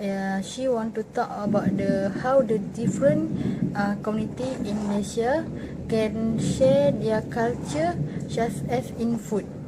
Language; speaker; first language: English; non-native, local second language; Malay